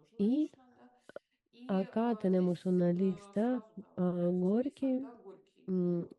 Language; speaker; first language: Spanish; non-native, fluent; Russian